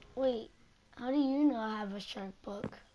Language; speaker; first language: English; native; English